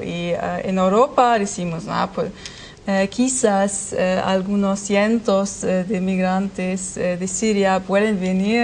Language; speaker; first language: Spanish; non-native, fluent; German